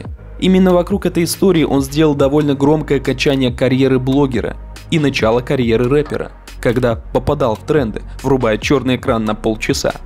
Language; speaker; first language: Russian; native; Russian